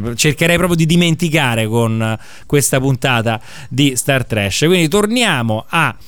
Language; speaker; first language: Italian; native; Italian